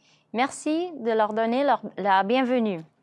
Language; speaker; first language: French; non-native, fluent; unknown